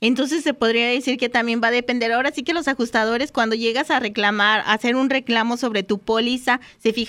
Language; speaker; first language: Spanish; native; Spanish